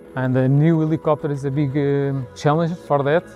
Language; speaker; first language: English; non-native, learner; Portuguese